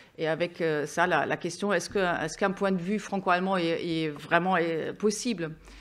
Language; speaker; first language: French; non-native, fluent; German